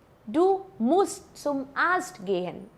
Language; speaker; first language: German; non-native, fluent; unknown